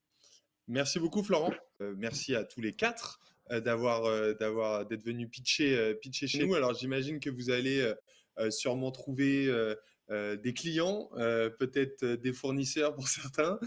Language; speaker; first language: French; native; French